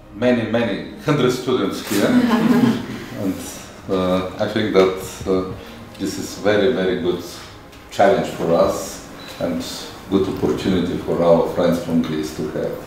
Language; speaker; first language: English; non-native, fluent; Bulgarian